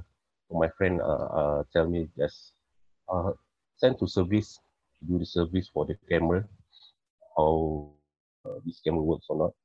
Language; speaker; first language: English; non-native, local second language; Malay